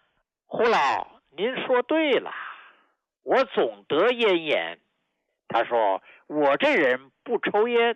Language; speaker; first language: Chinese; native; Chinese